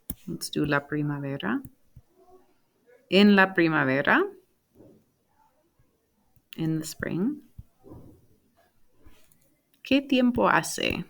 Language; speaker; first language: Spanish; non-native, fluent; English